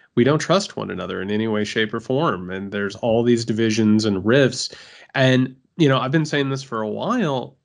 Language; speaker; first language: English; native; English